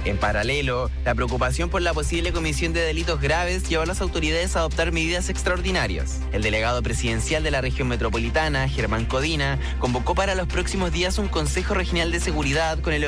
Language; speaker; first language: Spanish; native; Spanish